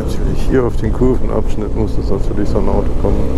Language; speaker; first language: German; native; German